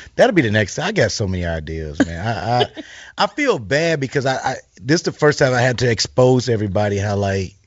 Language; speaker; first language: English; native; English